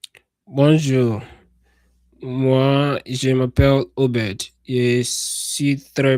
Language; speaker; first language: French; non-native, learner; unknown